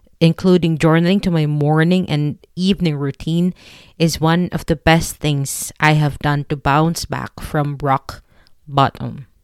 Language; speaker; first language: English; non-native, local second language; Filipino